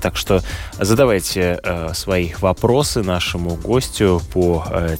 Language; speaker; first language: Russian; native; Russian